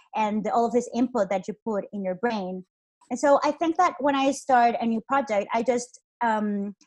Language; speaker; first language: English; non-native, fluent; Spanish